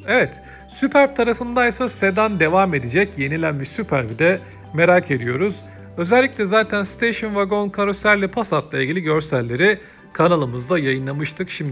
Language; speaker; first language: Turkish; native; Turkish